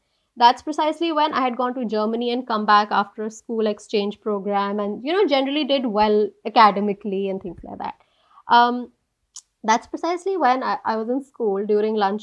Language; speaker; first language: English; non-native, local second language; Hindi